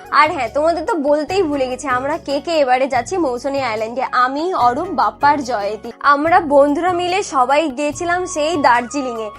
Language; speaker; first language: Bangla; native; Bangla